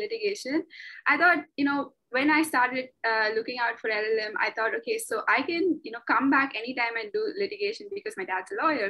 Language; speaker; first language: English; non-native, local second language; Tamil